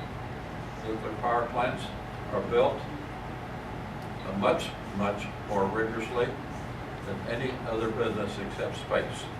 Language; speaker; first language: English; native; English